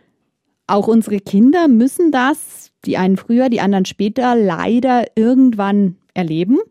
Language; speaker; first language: German; native; German